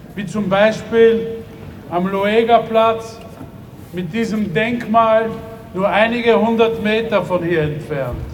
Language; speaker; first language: German; native; German